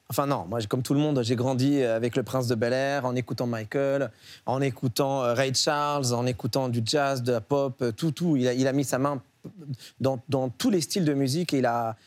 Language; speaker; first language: French; early bilingual, other home language; Arabic